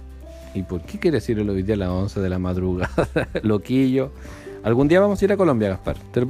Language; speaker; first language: Spanish; native; Spanish